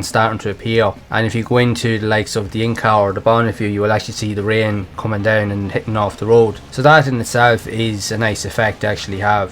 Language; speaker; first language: English; native; English